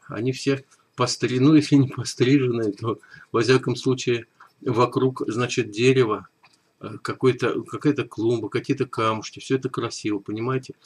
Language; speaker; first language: Russian; native; Russian